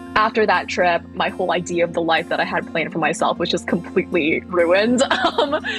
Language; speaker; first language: English; early bilingual, other home language; Thai